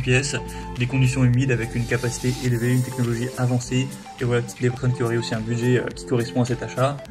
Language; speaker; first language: French; native; French